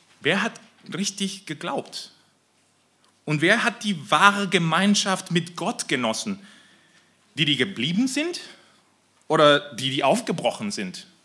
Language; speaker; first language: German; non-native, fluent; Spanish